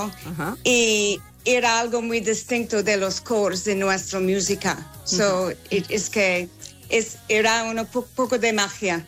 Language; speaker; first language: Spanish; non-native, learner; English